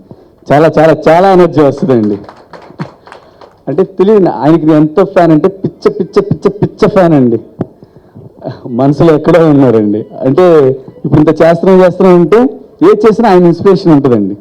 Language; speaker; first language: Telugu; native; Telugu